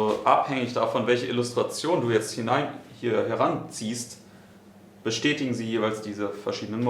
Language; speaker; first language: German; native; German